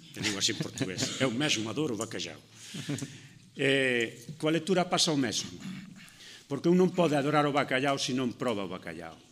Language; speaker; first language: Galician; non-native, local second language; Spanish